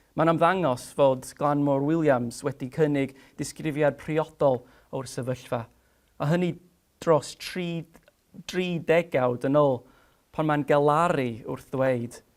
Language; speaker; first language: Welsh; non-native, fluent; English